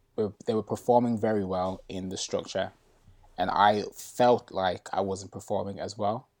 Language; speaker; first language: English; native; English